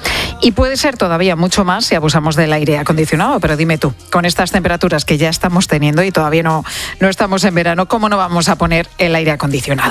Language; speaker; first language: Spanish; native; Spanish